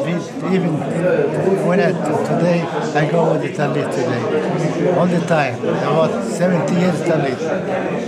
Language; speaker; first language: English; non-native, learner; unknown